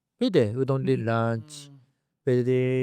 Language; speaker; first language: Filipino; non-native, learner; Japanese